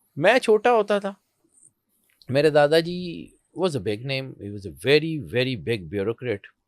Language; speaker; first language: Urdu; non-native, local second language; Punjabi